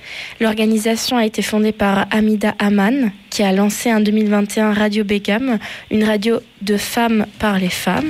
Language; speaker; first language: French; native; French